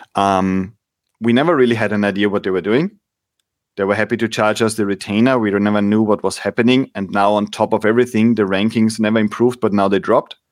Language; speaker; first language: English; non-native, fluent; German